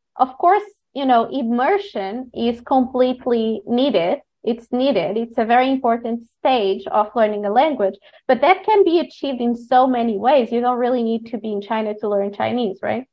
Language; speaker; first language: English; non-native, fluent; Portuguese